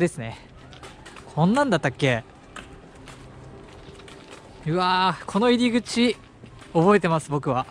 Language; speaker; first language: Japanese; native; Japanese